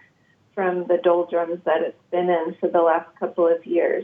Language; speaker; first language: English; native; English